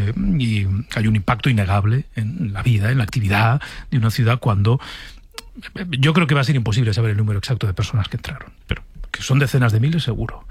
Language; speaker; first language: Spanish; native; Spanish